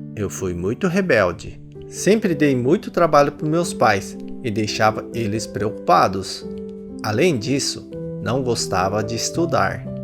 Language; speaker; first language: Portuguese; early bilingual, other home language; Japanese